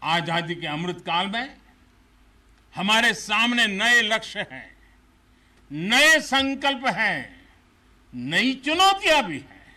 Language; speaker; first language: Hindi; non-native, local second language; Gujarati